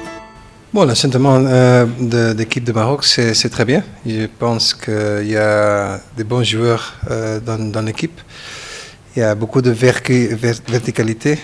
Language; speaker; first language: French; non-native, learner; Dutch